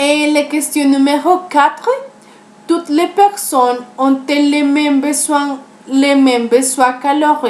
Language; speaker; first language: French; non-native, learner; Spanish